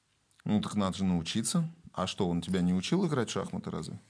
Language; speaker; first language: Russian; native; Russian